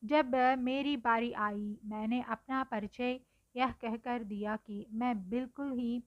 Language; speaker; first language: Hindi; non-native, local second language; Telugu